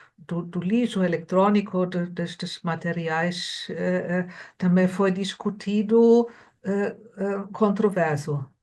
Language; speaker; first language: Portuguese; non-native, fluent; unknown